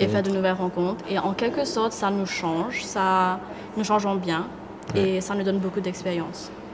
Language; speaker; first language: French; non-native, local second language; Morisyen